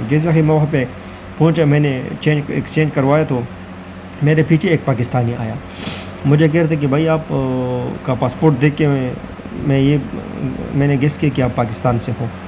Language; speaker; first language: Urdu; non-native, local second language; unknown